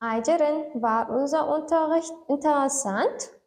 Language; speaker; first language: German; non-native, learner; Turkmen